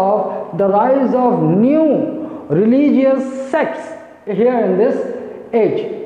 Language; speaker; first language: English; non-native, local second language; Hindi